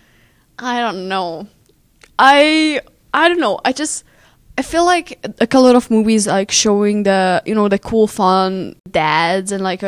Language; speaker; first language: English; non-native, fluent; Hungarian